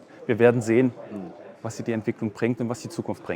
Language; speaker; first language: German; native; German